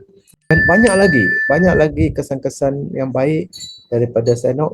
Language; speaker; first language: Malay; native; Malay